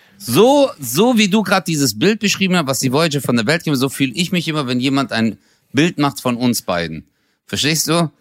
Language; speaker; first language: German; early bilingual, other home language; Turkish